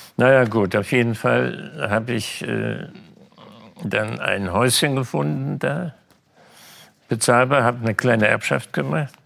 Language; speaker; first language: German; native; German